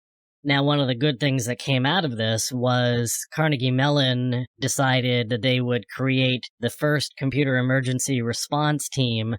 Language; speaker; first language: English; native; English